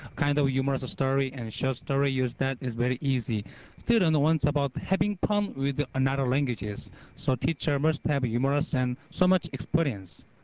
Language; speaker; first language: English; non-native, learner; Korean